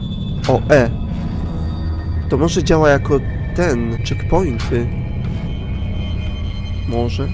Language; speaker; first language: Polish; native; Polish